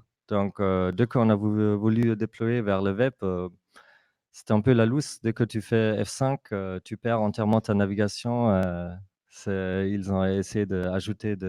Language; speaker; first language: French; non-native, fluent; German